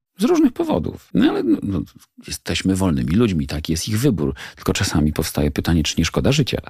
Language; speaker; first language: Polish; native; Polish